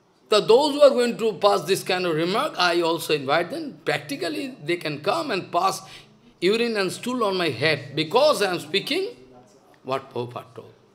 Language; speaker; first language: English; non-native, local second language; Bangla